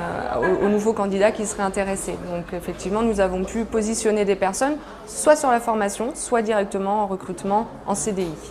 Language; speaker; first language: French; native; French